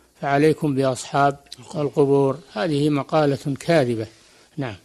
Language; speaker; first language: Arabic; native; Arabic